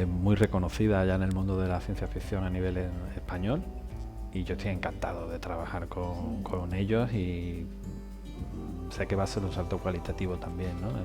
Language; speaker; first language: Spanish; native; Spanish